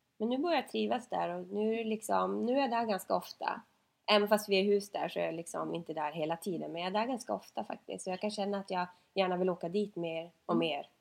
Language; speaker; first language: Swedish; native; Swedish